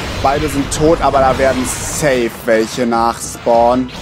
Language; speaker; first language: German; native; German